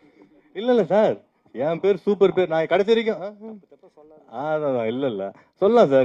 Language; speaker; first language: Tamil; native; Tamil